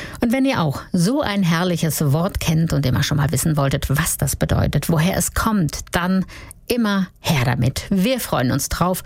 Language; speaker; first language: German; native; German